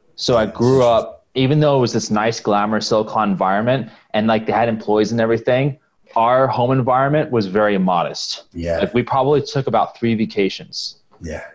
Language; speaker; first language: English; native; English